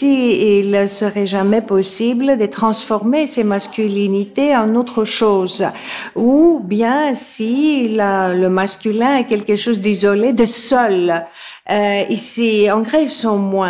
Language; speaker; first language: French; non-native, fluent; Greek